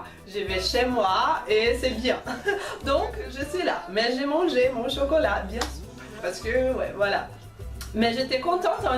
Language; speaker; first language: French; non-native, fluent; Portuguese